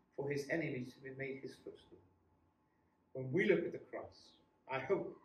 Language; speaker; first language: English; native; English